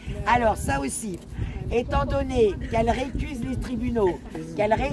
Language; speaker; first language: French; native; French